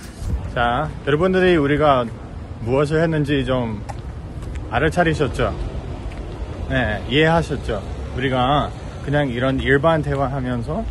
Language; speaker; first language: Korean; non-native, fluent; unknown